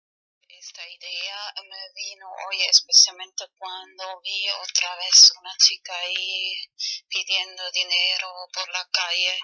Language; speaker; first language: Spanish; non-native, fluent; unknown